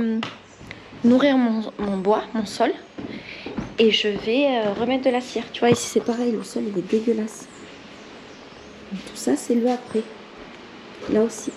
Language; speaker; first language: French; native; French